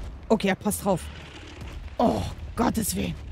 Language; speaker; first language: German; native; German